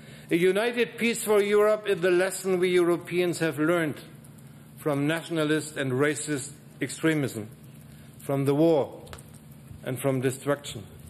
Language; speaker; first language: English; non-native, fluent; German